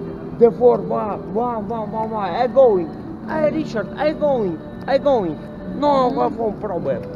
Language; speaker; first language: English; non-native, learner; Russian